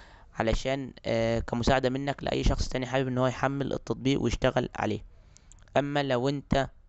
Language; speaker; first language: Arabic; native; Arabic